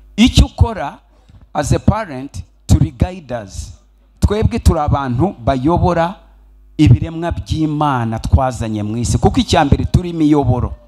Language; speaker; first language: Kinyarwanda; early bilingual, heritage; Kinyarwanda